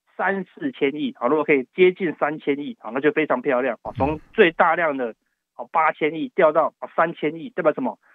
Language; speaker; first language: Chinese; native; Chinese